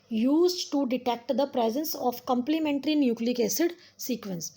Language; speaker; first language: English; non-native, local second language; Punjabi